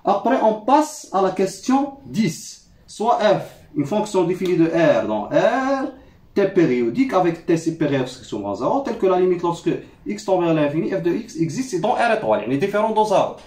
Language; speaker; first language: French; non-native, local second language; Arabic